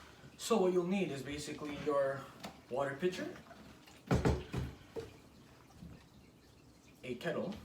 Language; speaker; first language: English; native; English